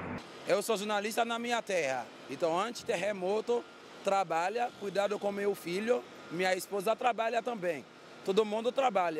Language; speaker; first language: Portuguese; non-native, learner; Haitian Creole